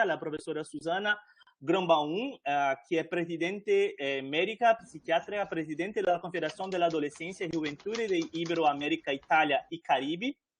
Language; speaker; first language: Spanish; non-native, fluent; Portuguese